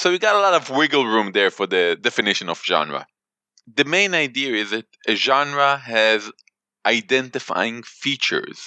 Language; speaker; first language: English; non-native, fluent; Hebrew